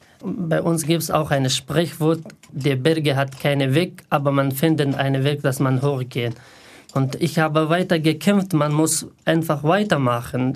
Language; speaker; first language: German; non-native, learner; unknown